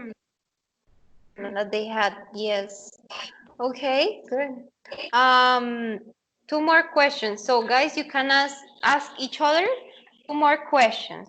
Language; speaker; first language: English; non-native, fluent; Spanish